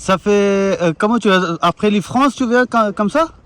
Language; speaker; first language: French; non-native, learner; Punjabi